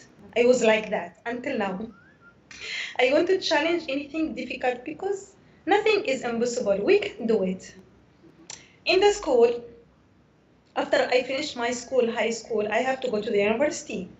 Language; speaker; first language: English; non-native, learner; Arabic